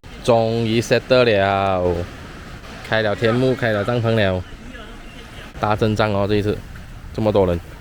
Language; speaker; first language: Chinese; native; Chinese